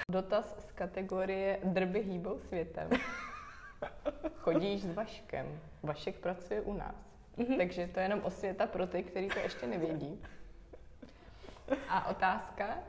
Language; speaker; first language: Czech; native; Czech